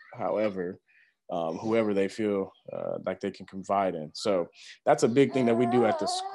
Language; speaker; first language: English; native; English